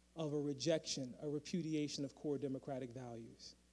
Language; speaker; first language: English; native; English